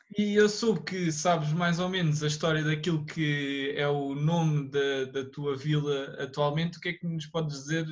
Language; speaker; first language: Portuguese; native; Portuguese